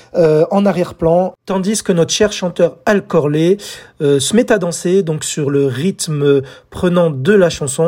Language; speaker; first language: French; native; French